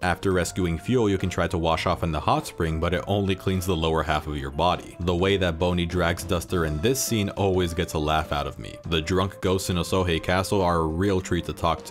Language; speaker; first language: English; native; English